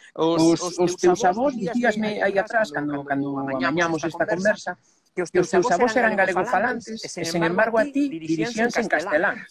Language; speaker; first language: Galician; non-native, local second language; Spanish